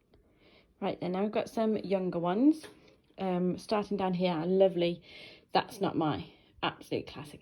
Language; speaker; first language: English; native; English